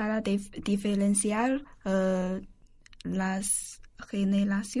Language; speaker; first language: Spanish; non-native, learner; Chinese